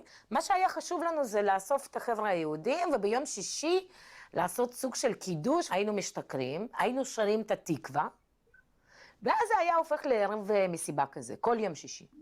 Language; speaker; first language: Hebrew; non-native, fluent; Russian